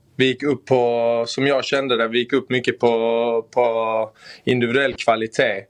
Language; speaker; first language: Swedish; native; Swedish